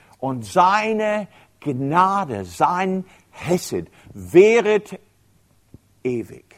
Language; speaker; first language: German; non-native, fluent; English